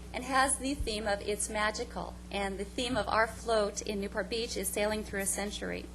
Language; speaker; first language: English; native; English